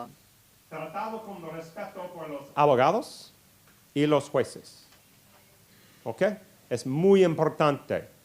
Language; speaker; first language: Spanish; non-native, learner; English